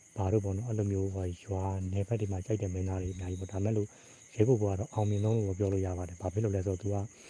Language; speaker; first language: Burmese; native; Burmese